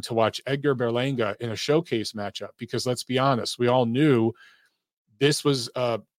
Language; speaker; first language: English; native; English